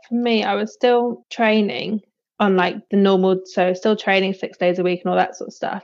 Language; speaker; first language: English; native; English